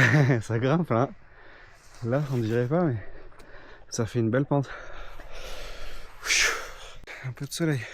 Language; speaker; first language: French; native; French